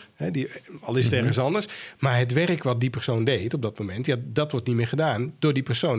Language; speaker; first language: Dutch; native; Dutch